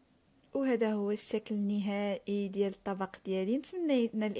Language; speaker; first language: Arabic; native; Arabic